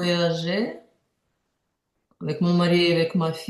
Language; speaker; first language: French; non-native, learner; Ukrainian